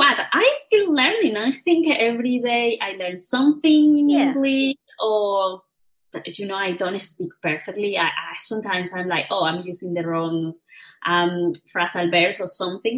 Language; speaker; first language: English; non-native, fluent; Spanish